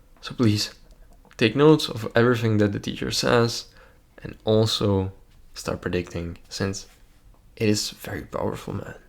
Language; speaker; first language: English; non-native, fluent; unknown